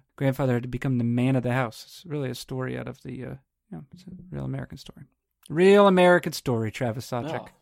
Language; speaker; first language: English; early bilingual, other home language; Italian